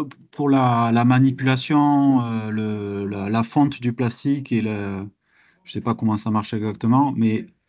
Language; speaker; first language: French; native; French